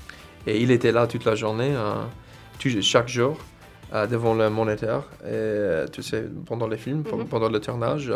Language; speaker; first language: French; non-native, fluent; English